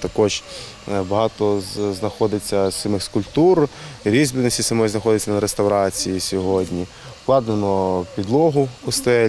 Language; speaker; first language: Ukrainian; native; Ukrainian